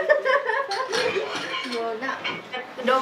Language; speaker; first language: Japanese; native; Japanese